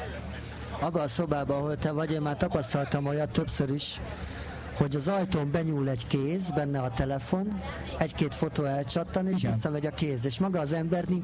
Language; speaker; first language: Hungarian; native; Hungarian